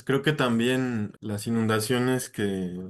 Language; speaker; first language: Spanish; native; Spanish